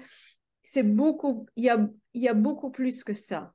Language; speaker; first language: French; non-native, fluent; English